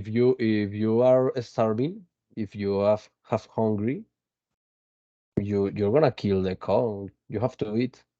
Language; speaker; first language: English; non-native, fluent; Spanish